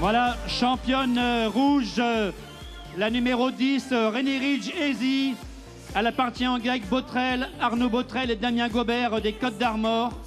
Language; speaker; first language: French; native; French